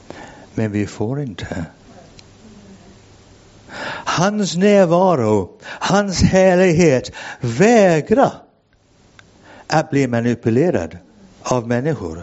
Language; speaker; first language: Swedish; non-native, fluent; English